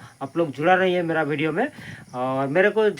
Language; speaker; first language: Hindi; non-native, local second language; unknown